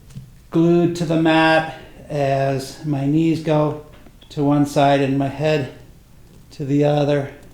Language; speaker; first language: English; native; English